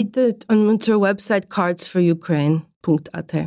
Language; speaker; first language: German; non-native, learner; Ukrainian